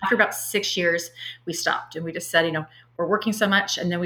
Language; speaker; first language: English; native; English